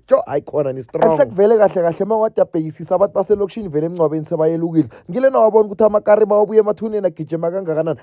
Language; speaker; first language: Zulu; native; Zulu